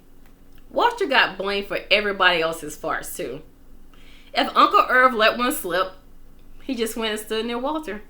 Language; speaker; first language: English; native; English